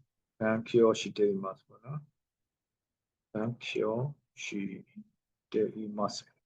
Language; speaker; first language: Japanese; non-native, learner; Burmese